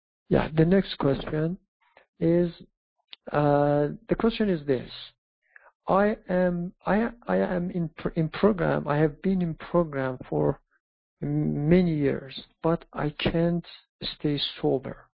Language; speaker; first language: English; non-native, fluent; Persian